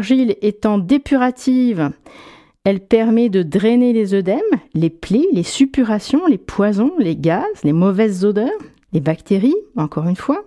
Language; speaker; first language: French; native; French